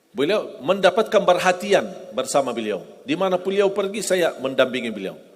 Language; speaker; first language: Indonesian; non-native, fluent; Arabic